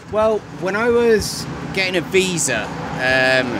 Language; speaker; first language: English; native; English